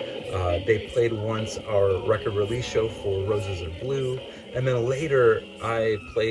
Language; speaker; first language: English; native; English